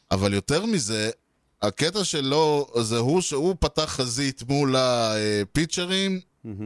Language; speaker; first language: Hebrew; native; Hebrew